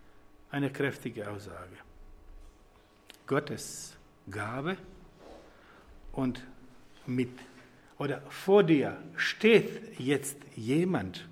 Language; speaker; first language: German; non-native, fluent; Croatian